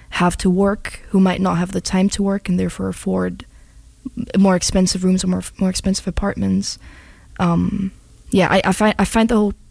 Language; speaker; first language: English; non-native, fluent; German